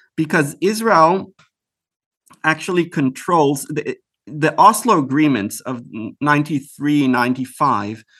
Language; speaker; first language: English; early bilingual, other home language; Hebrew